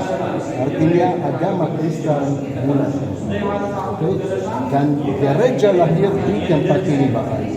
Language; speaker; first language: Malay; non-native, fluent; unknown